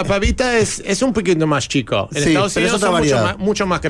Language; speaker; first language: Spanish; non-native, fluent; English